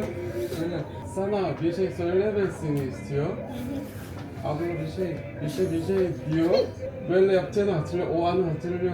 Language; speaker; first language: Turkish; non-native, fluent; Korean